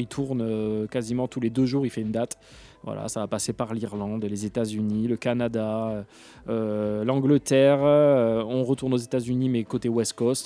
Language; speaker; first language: French; native; French